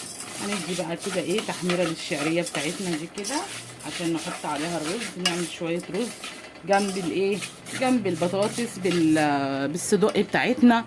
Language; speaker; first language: Arabic; native; Arabic